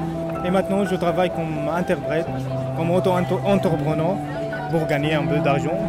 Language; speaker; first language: French; non-native, fluent; Arabic